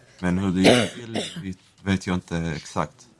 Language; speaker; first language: Swedish; non-native, fluent; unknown